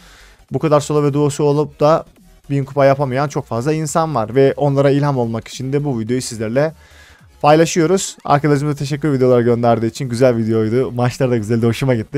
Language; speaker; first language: Turkish; native; Turkish